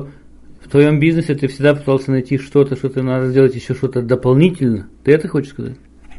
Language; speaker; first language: Russian; native; Russian